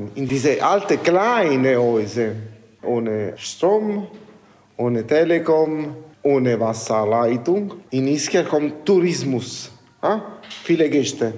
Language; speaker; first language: German; non-native, learner; Italian